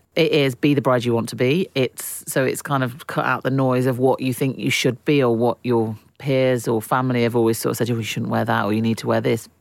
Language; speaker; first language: English; native; English